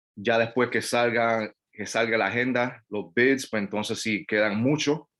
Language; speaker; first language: Spanish; non-native, fluent; English